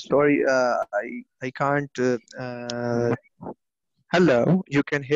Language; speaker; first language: English; non-native, local second language; Urdu